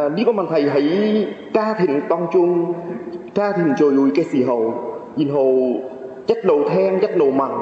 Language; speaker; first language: Cantonese; non-native, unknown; Vietnamese